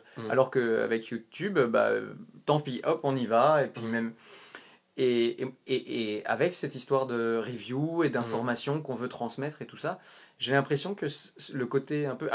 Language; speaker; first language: French; native; French